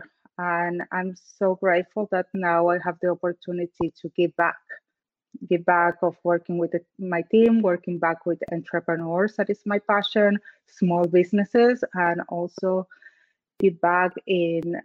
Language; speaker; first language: English; non-native, fluent; Spanish